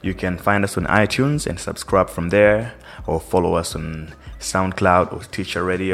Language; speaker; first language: English; non-native, local second language; Nyanja